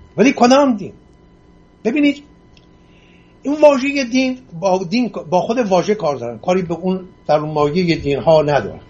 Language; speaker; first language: Persian; non-native, local second language; Assyrian Neo-Aramaic